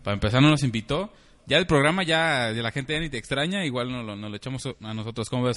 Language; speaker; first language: Spanish; native; Spanish